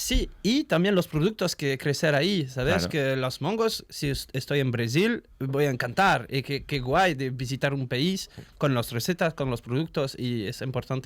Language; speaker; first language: Spanish; non-native, learner; French